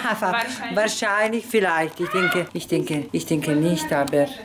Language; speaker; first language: German; early bilingual, other home language; Spanish